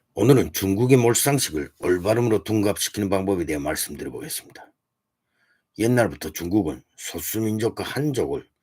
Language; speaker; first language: Korean; early bilingual, heritage; Korean